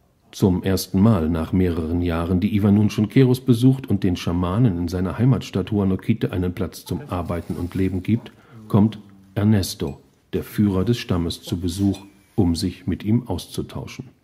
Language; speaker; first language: German; native; German